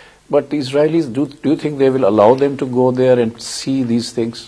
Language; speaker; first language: English; non-native, local second language; Urdu